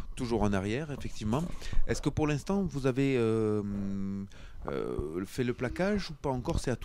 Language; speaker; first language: French; native; French